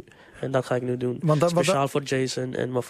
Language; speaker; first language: Dutch; non-native, local second language; English